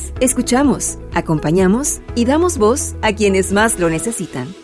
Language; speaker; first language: Spanish; native; Spanish